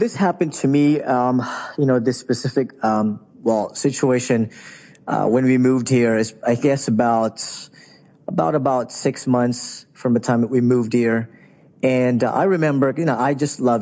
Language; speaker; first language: English; non-native, local second language; Filipino